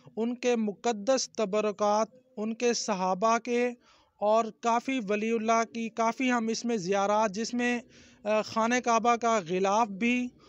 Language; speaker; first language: Urdu; native; Urdu